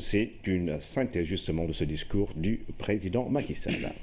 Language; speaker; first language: French; non-native, local second language; Wolof